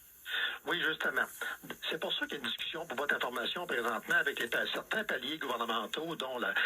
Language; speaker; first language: French; native; French